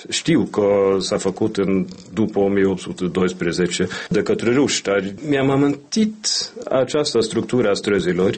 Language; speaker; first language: Romanian; non-native, fluent; Norwegian